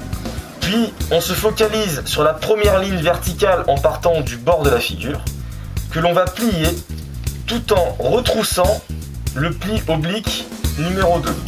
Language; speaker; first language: French; native; French